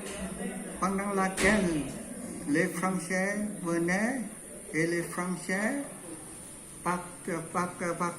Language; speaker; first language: French; non-native, learner; Vietnamese